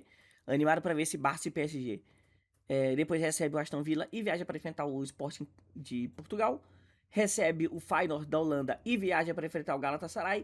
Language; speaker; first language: Portuguese; native; Portuguese